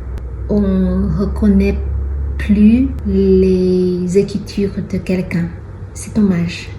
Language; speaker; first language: French; non-native, fluent; Chinese